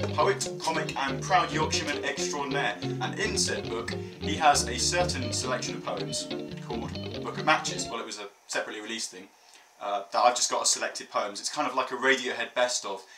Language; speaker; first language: English; native; English